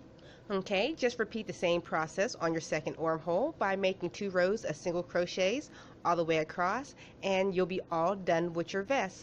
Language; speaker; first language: English; native; English